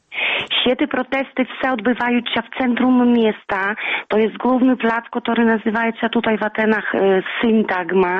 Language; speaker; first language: Polish; non-native, local second language; Belarusian